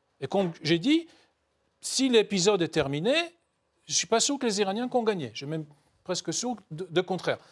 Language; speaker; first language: French; non-native, fluent; Hebrew